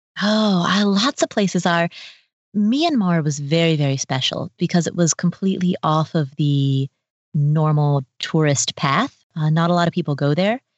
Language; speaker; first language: English; early bilingual, other home language; Nepali